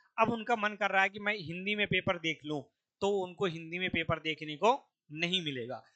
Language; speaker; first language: Hindi; native; Hindi